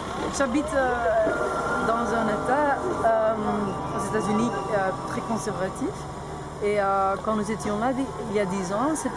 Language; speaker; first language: French; non-native, local second language; Dutch